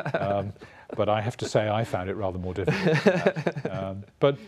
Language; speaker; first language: English; native; English